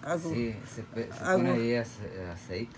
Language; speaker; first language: Spanish; native; Spanish